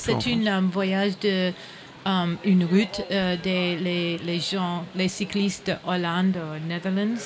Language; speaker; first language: French; non-native, learner; English